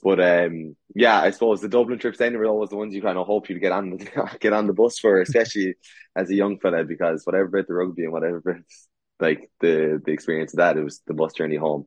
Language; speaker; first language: English; native; English